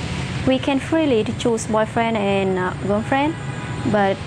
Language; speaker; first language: English; non-native, fluent; Vietnamese